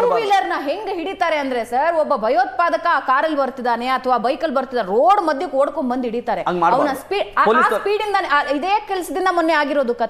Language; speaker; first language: Kannada; native; Kannada